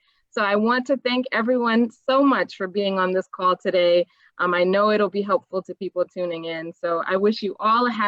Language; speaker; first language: English; native; English